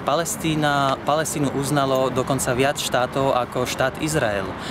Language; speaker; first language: Slovak; non-native, fluent; Arabic